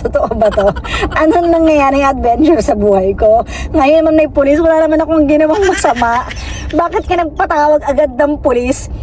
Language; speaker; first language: Filipino; native; Filipino